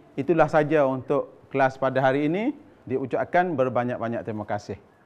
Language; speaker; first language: Malay; native; Malay